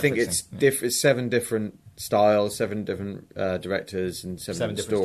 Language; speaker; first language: English; native; English